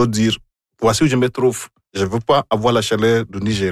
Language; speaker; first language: French; non-native, fluent; Igbo